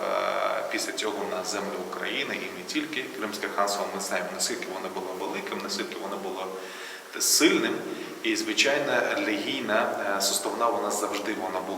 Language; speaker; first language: Ukrainian; non-native, local second language; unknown